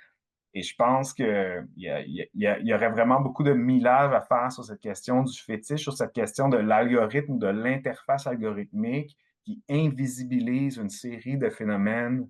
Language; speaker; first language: French; native; French